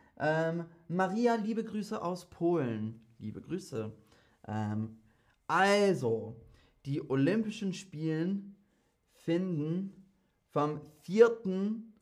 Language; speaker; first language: German; non-native, fluent; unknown